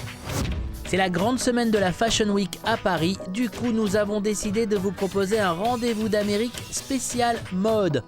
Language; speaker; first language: French; native; French